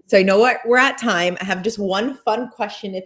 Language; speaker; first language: English; native; English